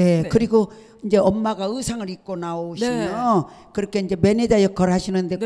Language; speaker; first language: Korean; native; Korean